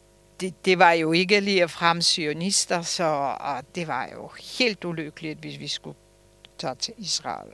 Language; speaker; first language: Danish; non-native, fluent; Polish